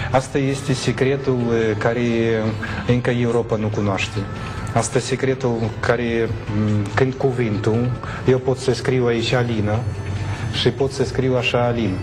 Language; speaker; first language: Romanian; non-native, learner; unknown